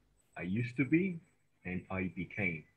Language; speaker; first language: English; non-native, fluent; Spanish